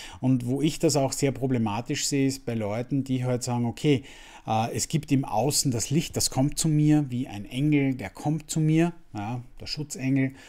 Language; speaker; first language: German; native; German